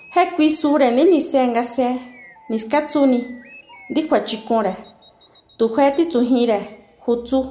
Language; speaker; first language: Spanish; non-native, local second language; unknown